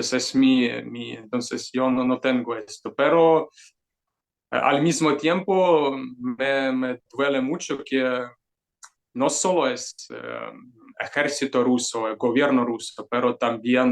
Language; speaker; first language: Spanish; non-native, fluent; Ukrainian